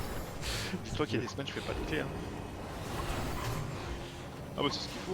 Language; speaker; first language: French; native; French